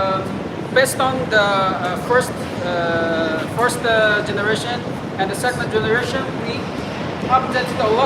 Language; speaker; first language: English; non-native, learner; Chinese